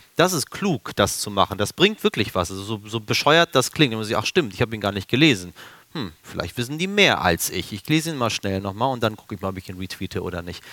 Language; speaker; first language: German; early bilingual, other home language; Persian